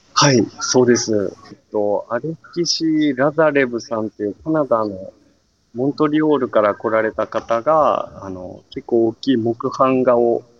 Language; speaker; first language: Japanese; native; Japanese